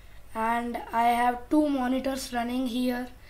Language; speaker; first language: English; non-native, local second language; Telugu